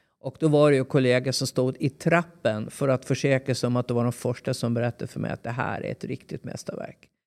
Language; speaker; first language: Swedish; native; Swedish